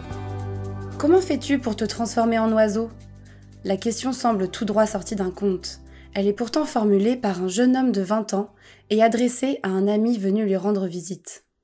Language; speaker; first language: French; native; French